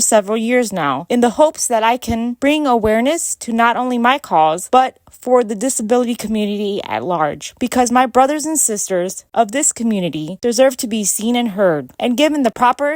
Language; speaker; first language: English; native; English